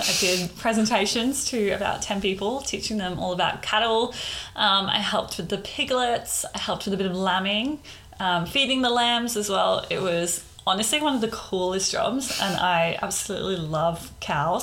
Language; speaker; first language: English; native; English